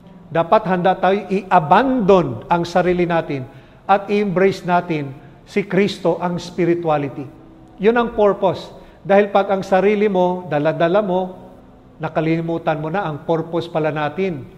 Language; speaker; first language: Filipino; native; Filipino